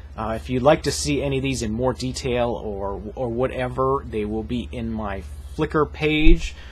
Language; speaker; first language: English; native; English